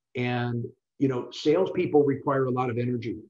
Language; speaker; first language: English; native; English